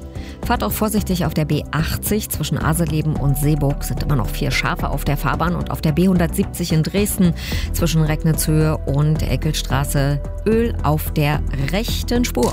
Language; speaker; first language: German; native; German